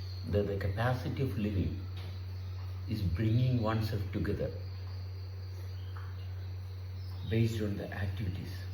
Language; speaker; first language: English; non-native, local second language; Malayalam